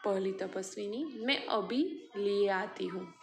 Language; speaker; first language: Hindi; non-native, local second language; Gujarati